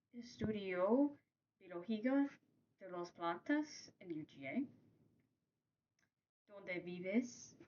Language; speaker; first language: Spanish; non-native, learner; English